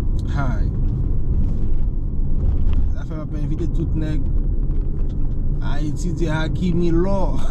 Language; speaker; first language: French; non-native, learner; Haitian Creole